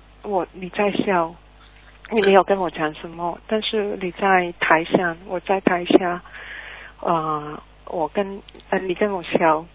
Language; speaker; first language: Chinese; non-native, learner; Cantonese